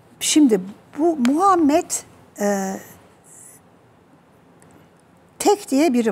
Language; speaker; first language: Turkish; native; Turkish